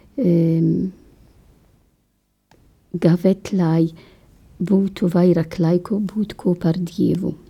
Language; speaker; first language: Latvian; non-native, learner; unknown